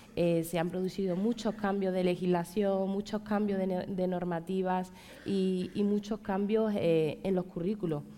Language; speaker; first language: Spanish; native; Spanish